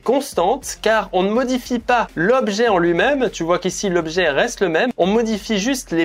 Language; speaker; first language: French; native; French